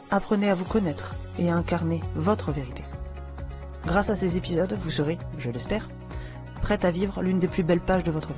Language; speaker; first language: French; native; French